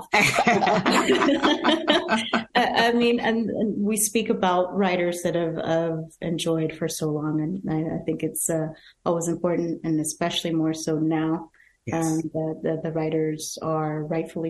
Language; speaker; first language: English; non-native, local second language; Yoruba